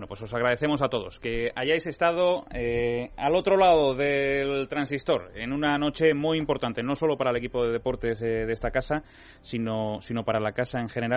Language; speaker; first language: Spanish; native; Spanish